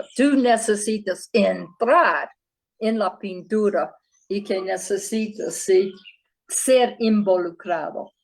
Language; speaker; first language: Spanish; non-native, fluent; English